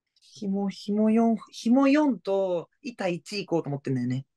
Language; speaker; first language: Japanese; native; Japanese